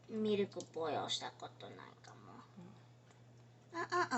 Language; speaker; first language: Japanese; early bilingual, heritage; English